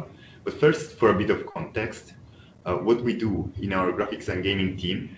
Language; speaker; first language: English; non-native, fluent; Italian